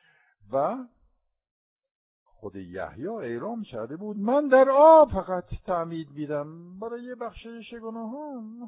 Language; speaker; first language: Persian; non-native, fluent; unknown